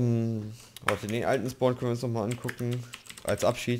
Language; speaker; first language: German; native; German